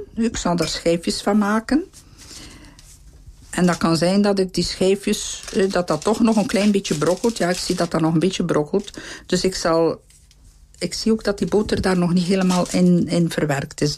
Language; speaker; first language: Dutch; native; Dutch